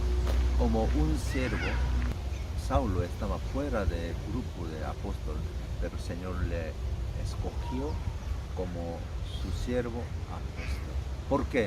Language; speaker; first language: Spanish; non-native, learner; Korean